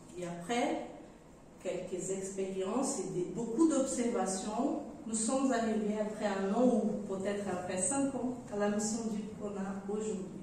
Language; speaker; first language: French; non-native, fluent; Portuguese